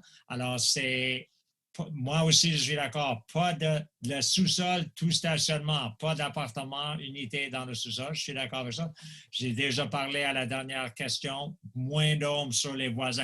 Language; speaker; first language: French; non-native, local second language; English